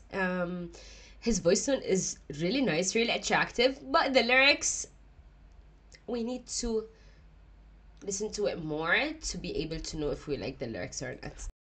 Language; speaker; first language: English; non-native, fluent; Arabic